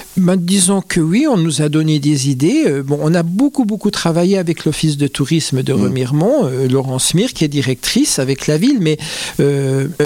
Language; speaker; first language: French; native; French